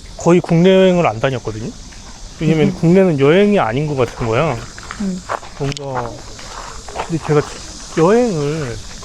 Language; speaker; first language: Korean; native; Korean